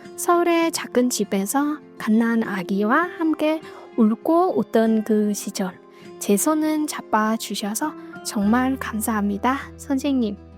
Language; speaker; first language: Korean; non-native, fluent; Vietnamese